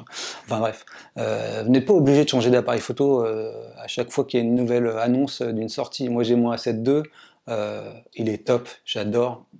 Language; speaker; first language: French; native; French